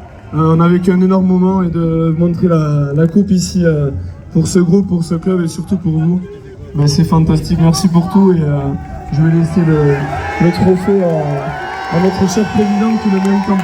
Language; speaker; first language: French; native; French